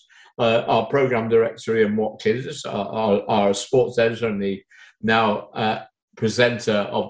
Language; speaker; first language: English; native; English